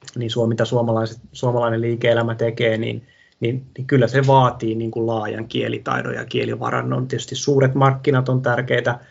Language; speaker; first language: Finnish; non-native, local second language; English